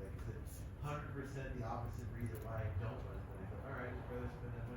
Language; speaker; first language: English; native; English